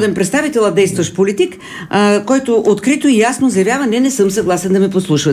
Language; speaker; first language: Bulgarian; native; Bulgarian